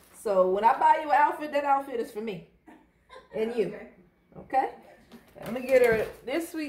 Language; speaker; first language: English; native; English